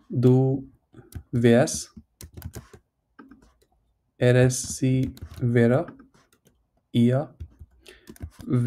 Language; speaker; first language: German; non-native, fluent; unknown